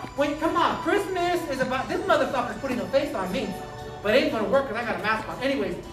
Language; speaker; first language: English; early bilingual, other home language; Spanish